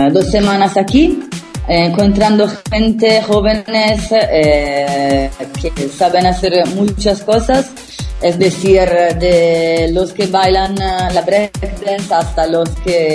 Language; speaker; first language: Spanish; non-native, fluent; Italian